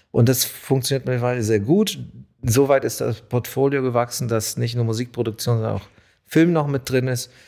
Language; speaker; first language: German; early bilingual, other home language; Polish